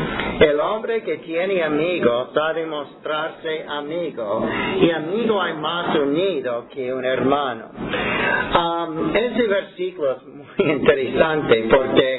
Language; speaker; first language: Spanish; non-native, fluent; English